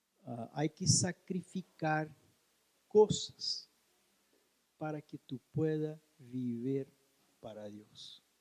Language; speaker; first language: Spanish; non-native, learner; Portuguese